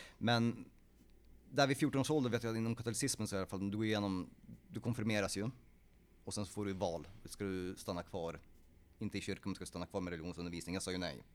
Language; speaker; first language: Swedish; early bilingual, other home language; Polish